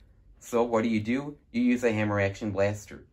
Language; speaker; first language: English; native; English